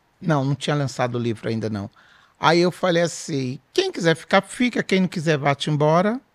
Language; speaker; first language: Portuguese; native; Portuguese